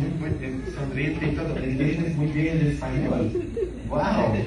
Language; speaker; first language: Spanish; non-native, fluent; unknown